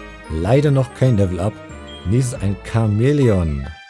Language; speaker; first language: German; native; German